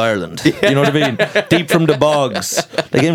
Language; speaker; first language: English; native; English